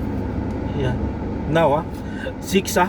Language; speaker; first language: English; non-native, local second language; Arabic